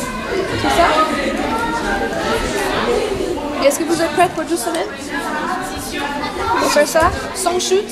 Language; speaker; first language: French; non-native, fluent; English